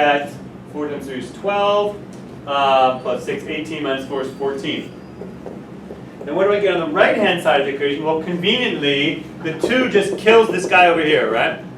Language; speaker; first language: English; native; English